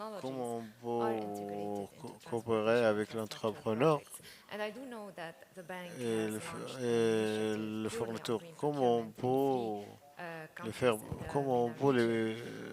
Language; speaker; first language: French; non-native, learner; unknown